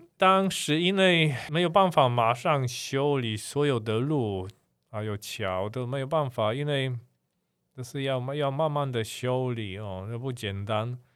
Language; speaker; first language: Chinese; non-native, fluent; Polish